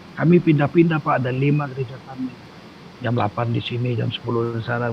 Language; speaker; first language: Indonesian; native; Indonesian